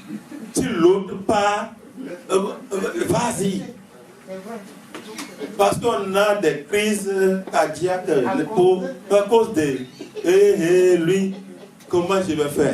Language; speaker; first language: French; native; French